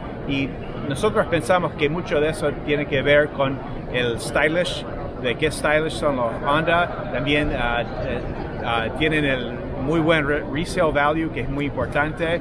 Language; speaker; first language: Spanish; non-native, fluent; English